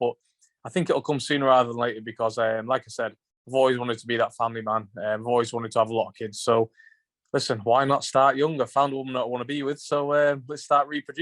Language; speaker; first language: English; native; English